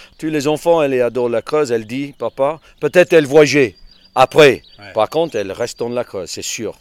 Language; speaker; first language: French; non-native, learner; English